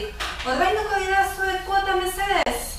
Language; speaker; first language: Basque; non-native, learner; Spanish